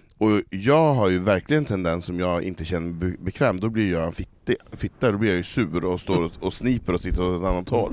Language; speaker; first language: Swedish; native; Swedish